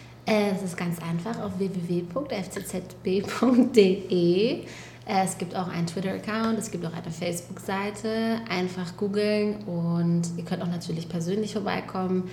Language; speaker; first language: German; native; German